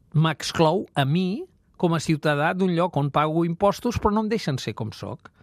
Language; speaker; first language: Catalan; native; Catalan